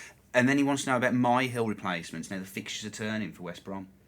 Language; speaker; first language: English; native; English